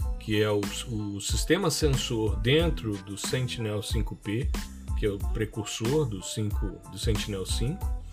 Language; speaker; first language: Portuguese; native; Portuguese